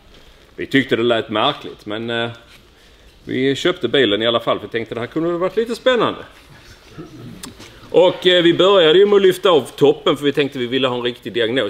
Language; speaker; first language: Swedish; native; Swedish